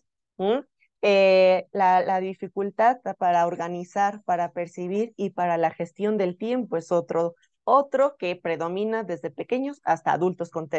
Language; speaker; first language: Spanish; native; Spanish